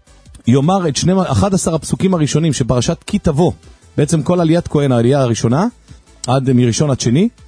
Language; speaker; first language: Hebrew; native; Hebrew